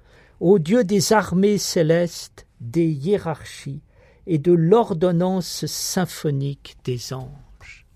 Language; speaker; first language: French; native; French